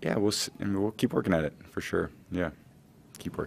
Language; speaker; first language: English; native; English